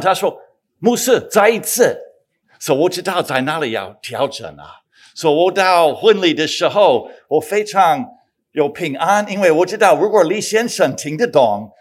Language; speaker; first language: Chinese; non-native, fluent; English